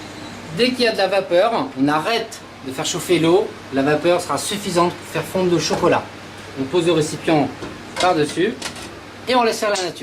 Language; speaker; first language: French; native; French